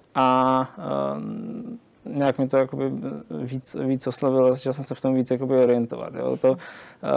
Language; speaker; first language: Czech; native; Czech